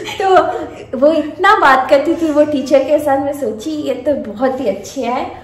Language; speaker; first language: Hindi; non-native, local second language; Odia